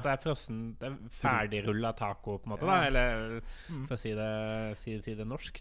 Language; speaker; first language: Norwegian; native; Norwegian